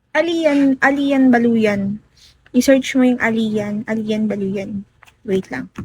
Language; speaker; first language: Filipino; non-native, local second language; Iloko